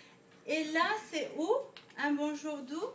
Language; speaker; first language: French; non-native, fluent; Dutch